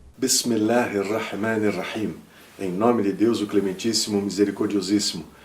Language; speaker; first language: Portuguese; native; Portuguese